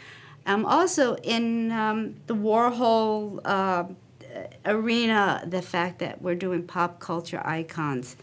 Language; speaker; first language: English; native; English